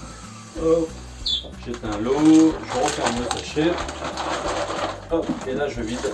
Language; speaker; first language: French; native; French